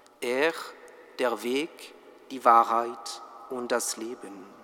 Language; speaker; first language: German; non-native, fluent; French